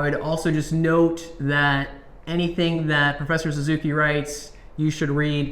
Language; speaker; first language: English; native; English